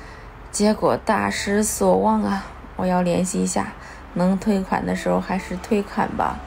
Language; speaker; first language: Chinese; native; Chinese